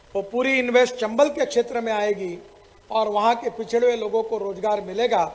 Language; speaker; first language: Hindi; non-native, local second language; Marathi